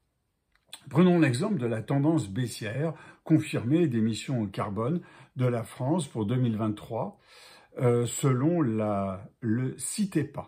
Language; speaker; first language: French; native; French